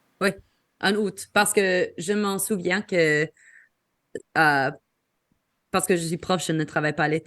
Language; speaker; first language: French; non-native, fluent; English